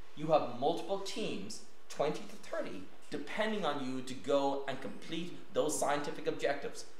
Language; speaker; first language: English; native; English